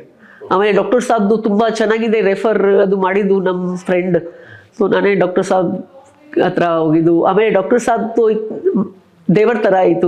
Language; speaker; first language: Kannada; non-native, local second language; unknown